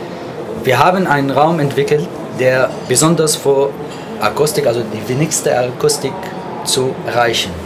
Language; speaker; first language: German; non-native, fluent; Arabic